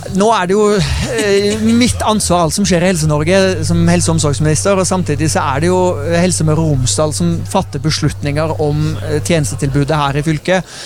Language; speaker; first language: Norwegian; native; Norwegian